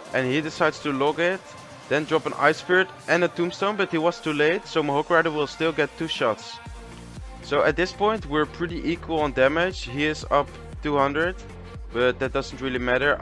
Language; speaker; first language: English; non-native, fluent; Dutch